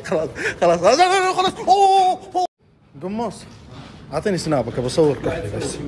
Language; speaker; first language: Arabic; native; Arabic